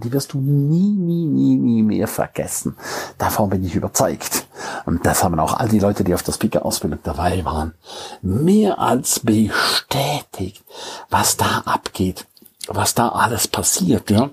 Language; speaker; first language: German; native; German